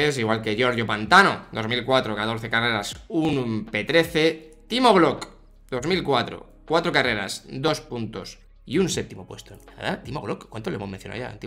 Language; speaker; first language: Spanish; native; Spanish